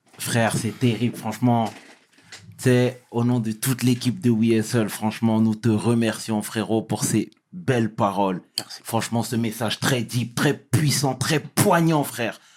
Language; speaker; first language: French; native; French